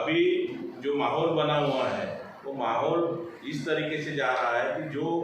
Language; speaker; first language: Hindi; non-native, local second language; Marathi